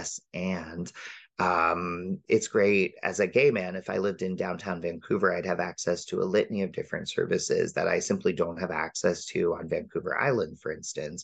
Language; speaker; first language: English; native; English